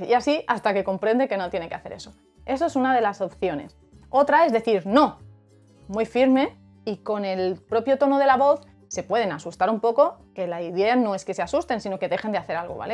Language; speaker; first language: Spanish; native; Spanish